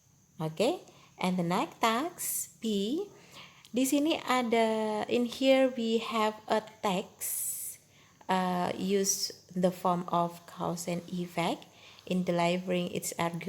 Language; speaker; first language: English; non-native, local second language; Indonesian